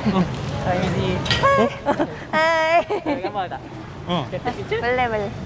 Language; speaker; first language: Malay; non-native, learner; Korean